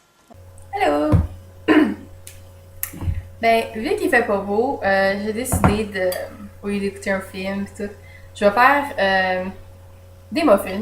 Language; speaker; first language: French; native; French